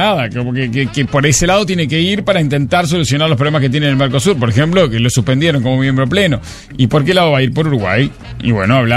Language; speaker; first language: Spanish; native; Spanish